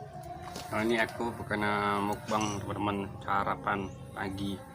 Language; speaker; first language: Indonesian; native; Indonesian